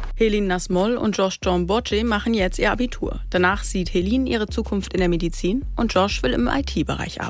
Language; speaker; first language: German; native; German